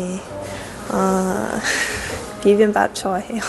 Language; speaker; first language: Korean; non-native, learner; English